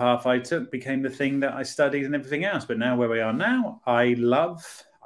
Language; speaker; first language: English; native; English